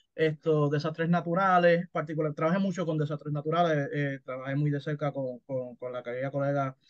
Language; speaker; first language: Spanish; native; Spanish